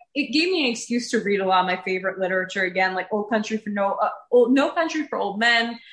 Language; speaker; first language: English; native; English